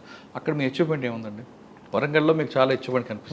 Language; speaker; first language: Telugu; native; Telugu